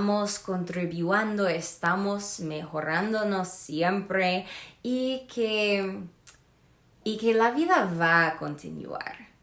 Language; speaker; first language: Spanish; non-native, fluent; English